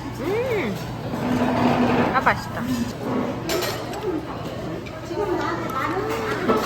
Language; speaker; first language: Korean; non-native, learner; Ukrainian